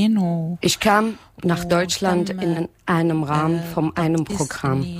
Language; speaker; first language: German; non-native, learner; Arabic